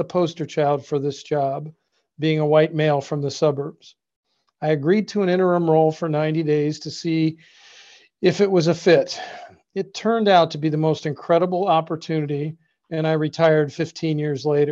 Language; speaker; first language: English; native; English